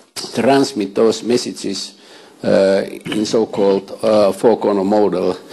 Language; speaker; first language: English; non-native, fluent; Finnish